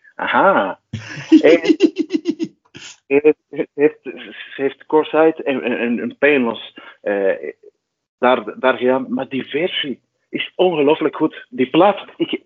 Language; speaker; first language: Dutch; non-native, fluent; Spanish